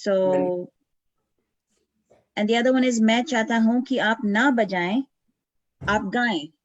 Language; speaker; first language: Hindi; non-native, learner; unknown